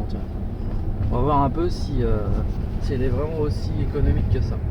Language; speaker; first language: French; native; French